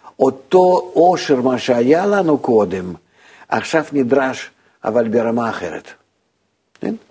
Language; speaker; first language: Hebrew; non-native, fluent; Russian